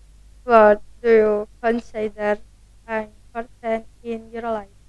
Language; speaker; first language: English; non-native, learner; Indonesian